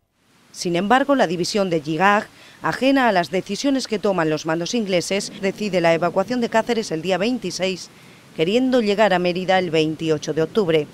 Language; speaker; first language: Spanish; native; Spanish